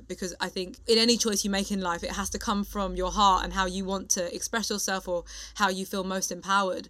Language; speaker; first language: English; native; English